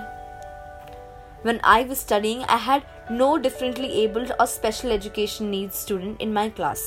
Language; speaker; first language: English; non-native, local second language; Hindi